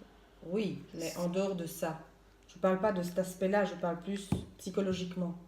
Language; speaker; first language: French; native; French